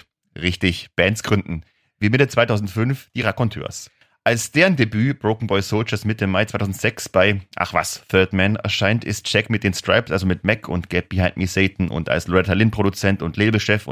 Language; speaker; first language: German; native; German